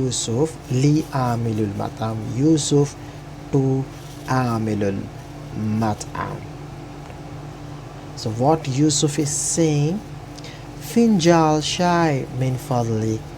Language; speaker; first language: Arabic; non-native, fluent; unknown